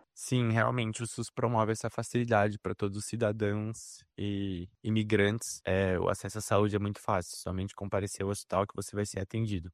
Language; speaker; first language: Portuguese; native; Portuguese